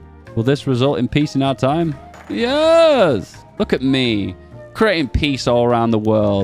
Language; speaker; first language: English; native; English